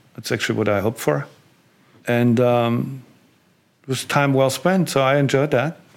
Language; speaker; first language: English; non-native, fluent; German